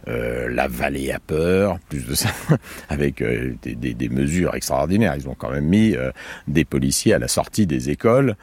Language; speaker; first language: French; native; French